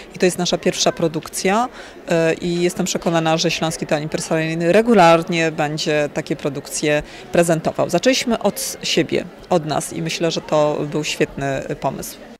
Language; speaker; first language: Polish; native; Polish